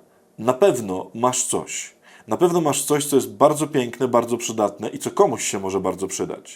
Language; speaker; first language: Polish; native; Polish